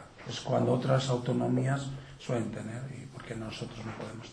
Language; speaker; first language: Spanish; native; Spanish